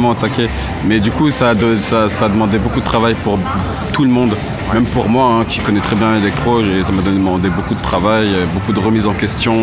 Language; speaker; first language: French; native; French